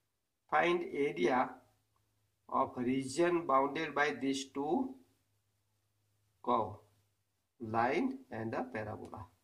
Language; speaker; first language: English; non-native, local second language; Gujarati